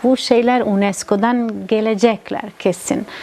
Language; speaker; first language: Turkish; non-native, learner; Italian